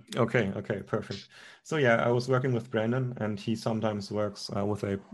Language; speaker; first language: English; non-native, fluent; German